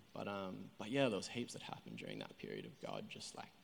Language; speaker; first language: English; native; English